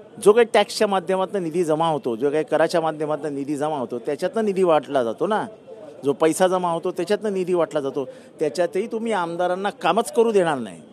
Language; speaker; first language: Marathi; native; Marathi